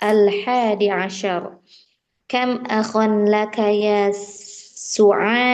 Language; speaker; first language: Arabic; non-native, learner; Indonesian